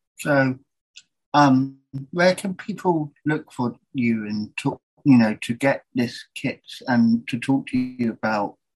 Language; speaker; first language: English; native; English